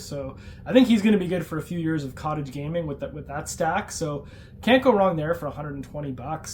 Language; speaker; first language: English; native; English